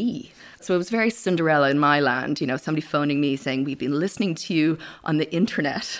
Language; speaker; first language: English; native; English